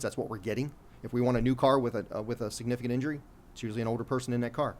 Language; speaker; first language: English; native; English